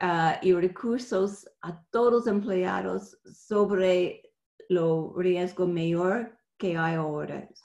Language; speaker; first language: Spanish; non-native, fluent; English